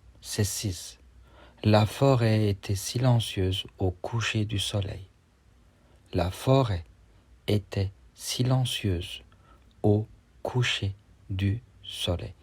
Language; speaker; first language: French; non-native, fluent; Turkish